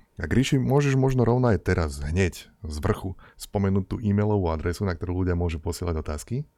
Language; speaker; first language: Slovak; native; Slovak